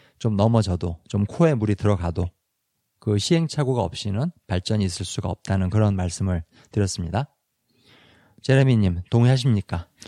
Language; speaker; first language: Korean; native; Korean